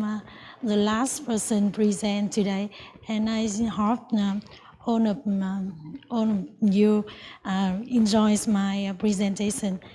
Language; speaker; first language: English; non-native, learner; Vietnamese